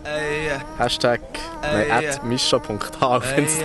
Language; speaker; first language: German; native; German